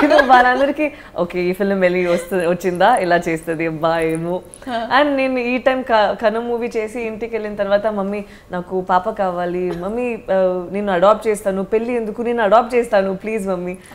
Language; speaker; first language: Telugu; non-native, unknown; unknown